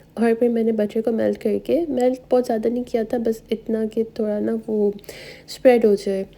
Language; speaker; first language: Urdu; native; Urdu